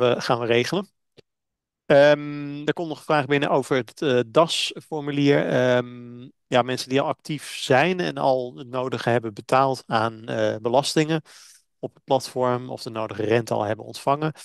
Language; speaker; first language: Dutch; native; Dutch